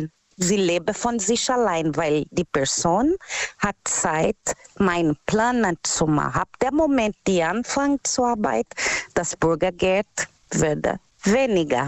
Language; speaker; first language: German; non-native, learner; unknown